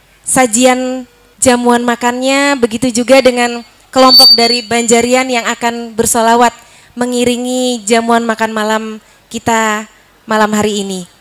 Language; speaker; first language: Indonesian; native; Indonesian